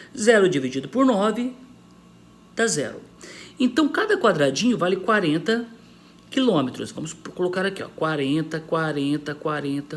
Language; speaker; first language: Portuguese; native; Portuguese